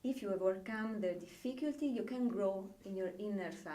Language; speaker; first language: English; non-native, fluent; Italian